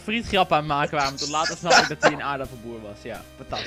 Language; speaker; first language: Dutch; native; Dutch